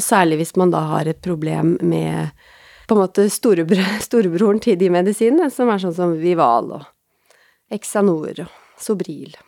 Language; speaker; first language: Norwegian; native; Norwegian